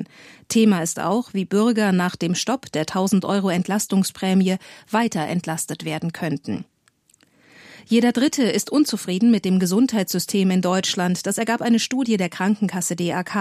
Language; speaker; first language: German; native; German